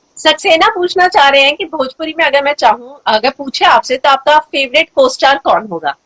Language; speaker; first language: Hindi; native; Hindi